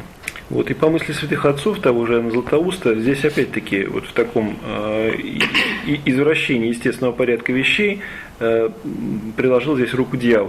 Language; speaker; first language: Russian; native; Russian